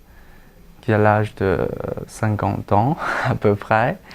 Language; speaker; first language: French; non-native, fluent; Chinese